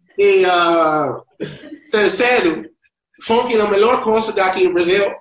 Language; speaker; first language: Portuguese; non-native, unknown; Spanish